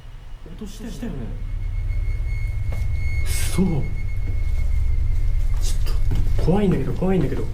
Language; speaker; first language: Japanese; native; Japanese